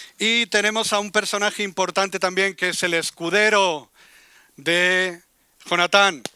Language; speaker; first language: Spanish; native; Spanish